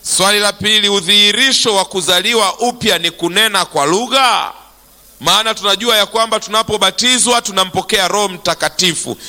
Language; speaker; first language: Swahili; native; Swahili